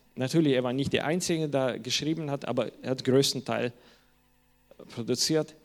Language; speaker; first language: German; non-native, fluent; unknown